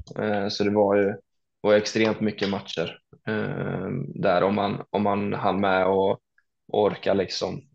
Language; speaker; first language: Swedish; native; Swedish